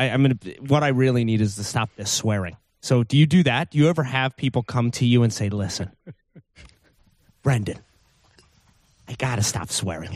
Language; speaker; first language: English; native; English